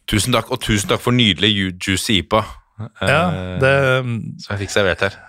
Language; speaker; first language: Norwegian; native; Norwegian